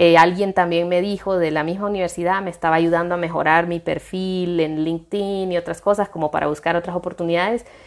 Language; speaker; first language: Spanish; native; Spanish